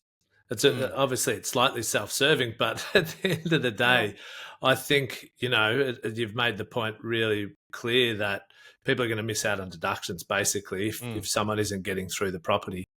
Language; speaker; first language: English; native; English